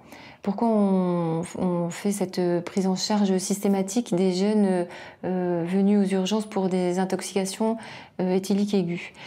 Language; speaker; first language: French; native; French